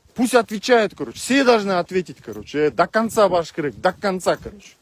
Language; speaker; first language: Russian; non-native, local second language; Kyrgyz